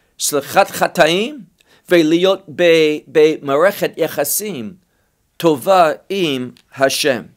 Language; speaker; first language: Hebrew; non-native, fluent; English